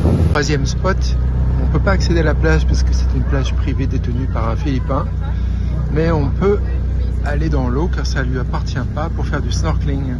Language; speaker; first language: French; native; French